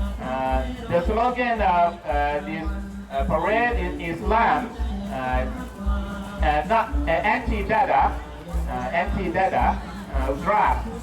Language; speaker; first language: English; non-native, learner; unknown